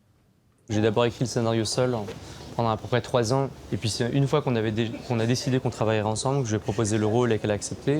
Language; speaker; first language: French; native; French